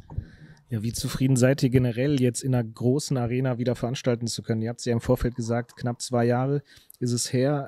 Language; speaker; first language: German; native; German